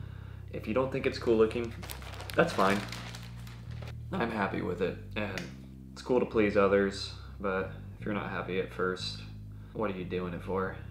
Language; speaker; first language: English; native; English